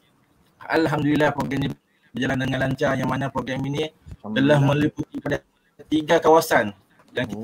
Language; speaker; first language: Malay; native; Malay